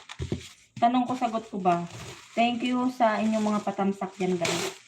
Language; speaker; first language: Filipino; non-native, local second language; Bikol